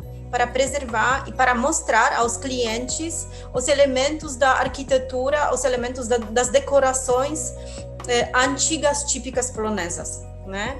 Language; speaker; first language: Portuguese; non-native, fluent; Polish